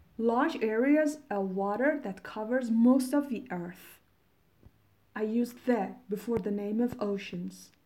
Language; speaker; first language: English; non-native, fluent; Persian